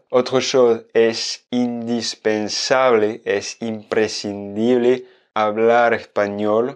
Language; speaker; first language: Spanish; non-native, fluent; French